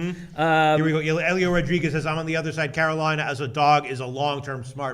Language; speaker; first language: English; native; English